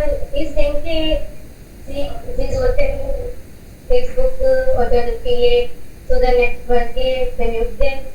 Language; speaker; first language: German; non-native, learner; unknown